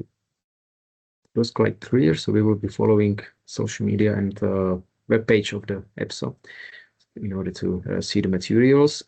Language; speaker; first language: English; non-native, fluent; Slovak